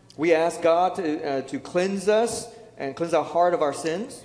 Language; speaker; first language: English; early bilingual, other home language; Vietnamese